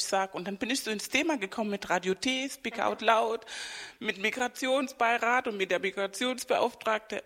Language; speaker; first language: German; non-native, fluent; Spanish